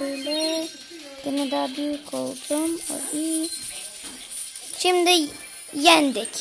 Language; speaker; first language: Turkish; early bilingual, heritage; Turkish